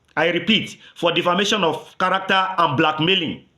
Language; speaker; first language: English; non-native, local second language; Yoruba